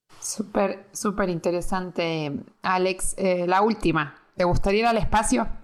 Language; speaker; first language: Spanish; native; Spanish